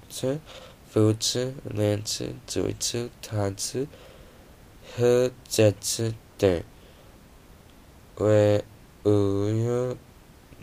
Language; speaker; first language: Chinese; non-native, learner; Korean